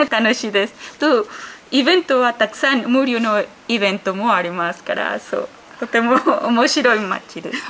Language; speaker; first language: Japanese; non-native, learner; Spanish